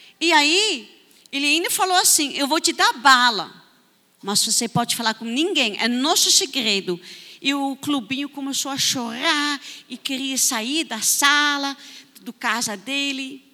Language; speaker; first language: Portuguese; non-native, fluent; Dutch